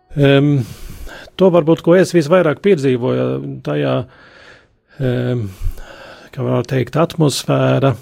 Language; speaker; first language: Latvian; non-native, local second language; Polish